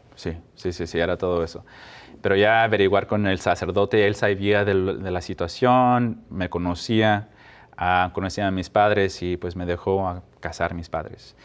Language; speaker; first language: Spanish; early bilingual, heritage; Spanish